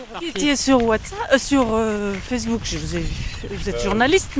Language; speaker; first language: French; native; French